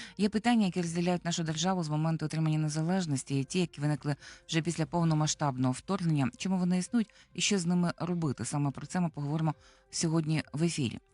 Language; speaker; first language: Ukrainian; native; Ukrainian